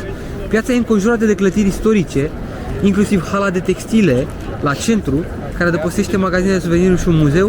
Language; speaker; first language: Romanian; native; Romanian